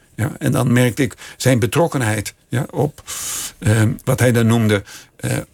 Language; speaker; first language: Dutch; native; Dutch